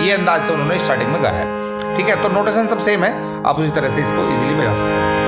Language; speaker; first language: Hindi; native; Hindi